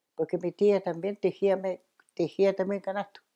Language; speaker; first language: Spanish; non-native, local second language; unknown